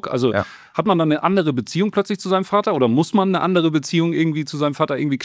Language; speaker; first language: German; native; German